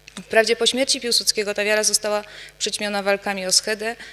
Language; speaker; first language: Polish; native; Polish